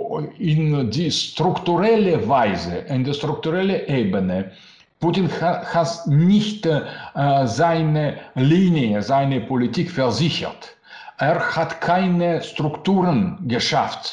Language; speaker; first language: German; non-native, learner; Russian